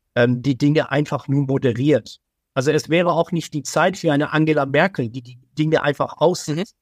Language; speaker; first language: German; early bilingual, other home language; Persian